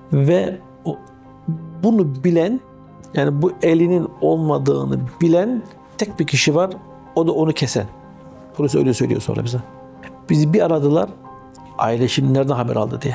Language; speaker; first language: Turkish; early bilingual, heritage; Turkish